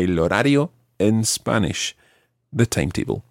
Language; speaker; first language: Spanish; non-native, fluent; English